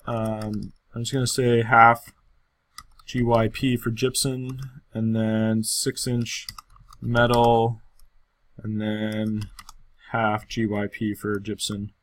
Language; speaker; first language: English; native; English